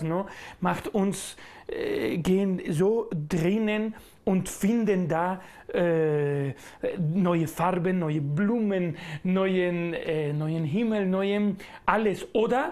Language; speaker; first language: German; non-native, learner; Spanish